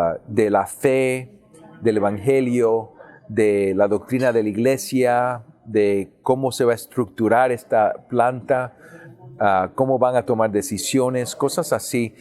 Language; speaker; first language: Spanish; early bilingual, heritage; English